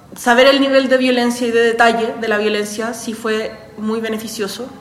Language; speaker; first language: Spanish; native; Spanish